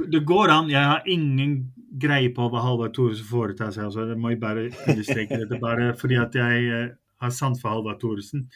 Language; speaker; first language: Norwegian; non-native, fluent; Dutch